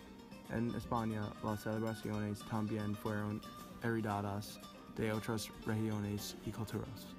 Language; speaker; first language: Spanish; non-native, learner; English